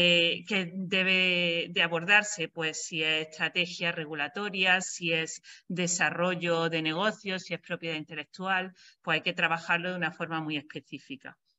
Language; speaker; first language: Spanish; native; Spanish